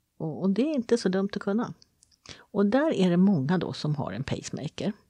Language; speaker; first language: Swedish; native; Swedish